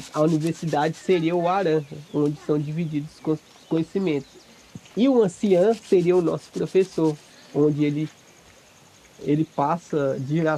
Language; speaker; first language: Portuguese; non-native, local second language; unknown